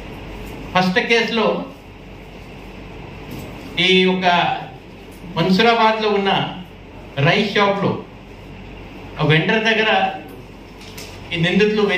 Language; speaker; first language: Telugu; native; Telugu